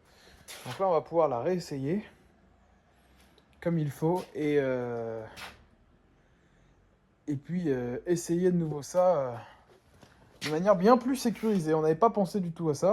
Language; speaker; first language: French; native; French